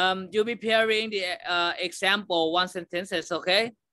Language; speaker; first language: English; non-native, learner; Thai